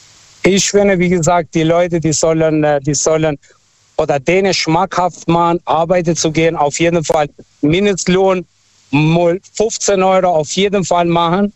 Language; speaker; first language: German; non-native, fluent; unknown